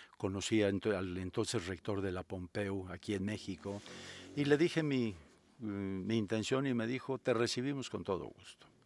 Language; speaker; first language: Spanish; native; Spanish